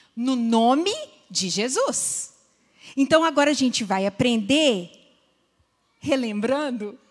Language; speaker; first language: Portuguese; native; Portuguese